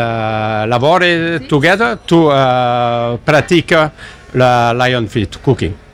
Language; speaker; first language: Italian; non-native, learner; English